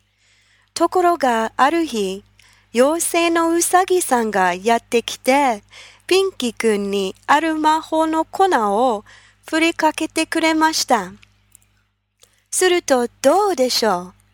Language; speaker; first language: Japanese; non-native, fluent; English